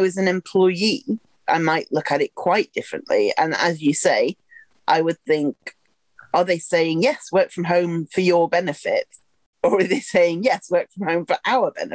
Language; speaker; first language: English; native; English